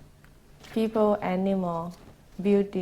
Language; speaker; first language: English; non-native, learner; Thai